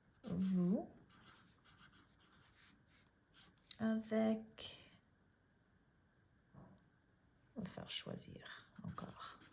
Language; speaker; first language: French; non-native, fluent; English